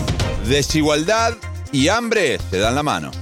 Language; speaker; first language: Spanish; native; Spanish